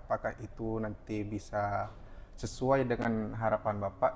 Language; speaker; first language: Indonesian; non-native, local second language; Madurese